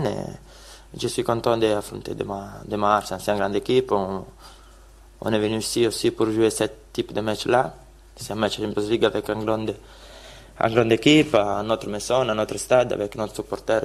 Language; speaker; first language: French; non-native, fluent; Italian